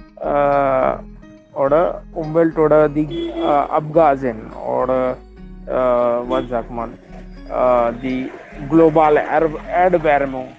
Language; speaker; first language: German; non-native, learner; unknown